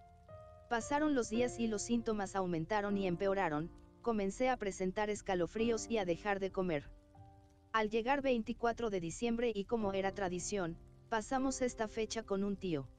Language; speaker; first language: Spanish; native; Spanish